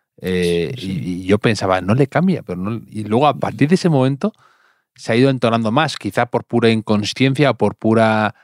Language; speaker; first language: Spanish; native; Spanish